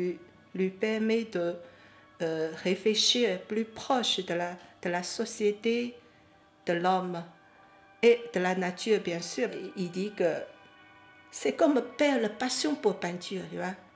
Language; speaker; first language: French; non-native, fluent; Chinese